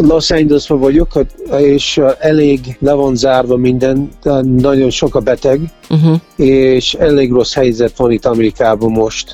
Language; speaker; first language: Hungarian; early bilingual, heritage; Hungarian